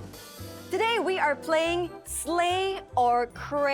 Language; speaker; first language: English; native; English